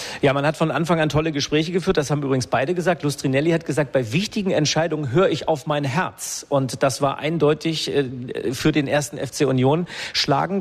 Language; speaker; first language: German; native; German